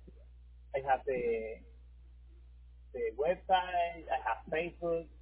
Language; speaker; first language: English; non-native, fluent; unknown